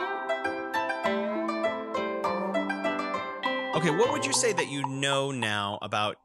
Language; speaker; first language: English; native; English